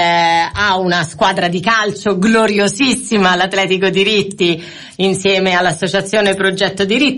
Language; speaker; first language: Italian; native; Italian